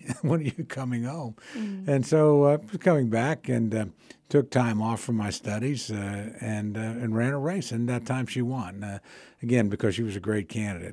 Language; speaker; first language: English; native; English